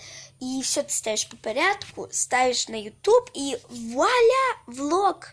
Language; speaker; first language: Russian; early bilingual, heritage; Russian